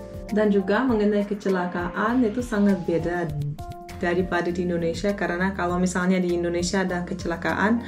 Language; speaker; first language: Indonesian; non-native, fluent; Russian